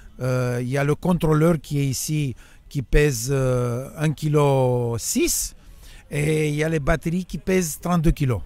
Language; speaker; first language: French; non-native, fluent; Romanian